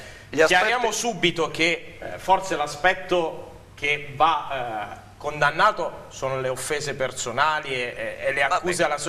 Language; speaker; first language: Italian; native; Italian